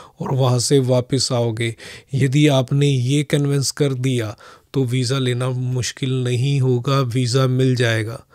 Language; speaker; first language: Hindi; non-native, local second language; Punjabi